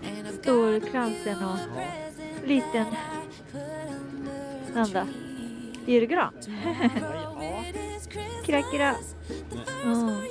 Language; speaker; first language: Swedish; non-native, learner; Japanese